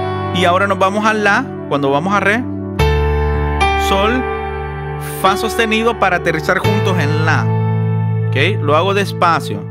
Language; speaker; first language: Spanish; native; Spanish